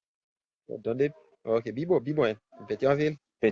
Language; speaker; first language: Spanish; non-native, fluent; Haitian Creole